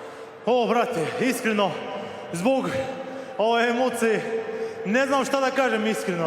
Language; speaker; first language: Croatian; non-native, learner; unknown